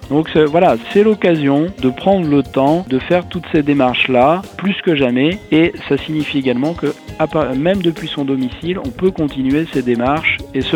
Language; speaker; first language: French; native; French